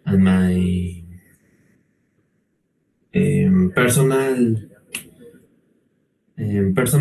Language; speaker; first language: English; non-native, learner; Spanish